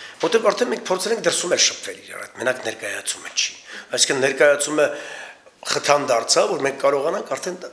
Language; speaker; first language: Armenian; non-native, local second language; Kurdish